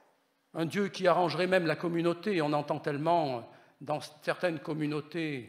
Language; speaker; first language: French; native; French